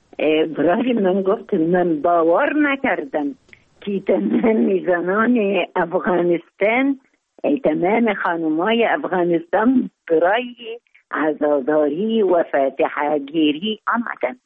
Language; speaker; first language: Persian; non-native, learner; Arabic